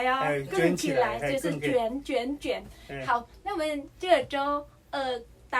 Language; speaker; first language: Chinese; non-native, fluent; Vietnamese